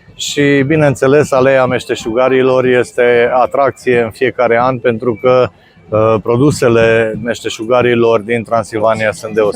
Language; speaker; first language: Romanian; non-native, local second language; Hungarian